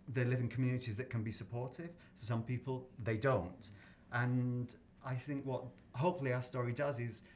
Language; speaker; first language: English; native; English